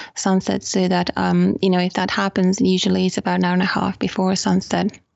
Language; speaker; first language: English; non-native, fluent; Finnish